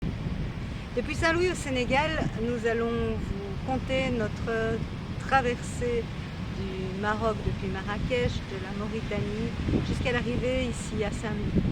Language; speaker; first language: French; native; French